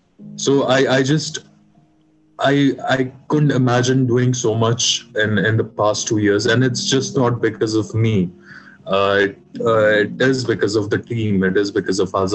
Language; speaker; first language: English; non-native, local second language; Kashmiri